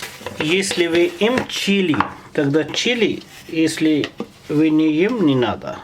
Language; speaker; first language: Russian; non-native, learner; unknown